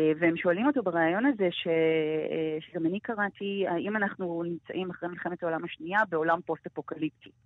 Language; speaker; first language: Hebrew; native; Hebrew